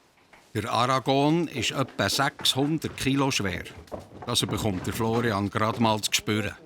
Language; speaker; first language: German; native; German